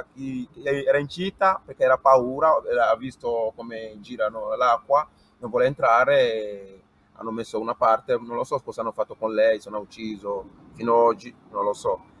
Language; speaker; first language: Italian; non-native, learner; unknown